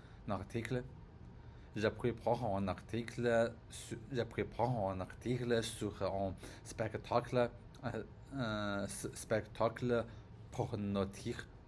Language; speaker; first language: French; non-native, learner; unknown